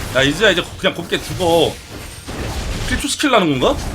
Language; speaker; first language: Korean; native; Korean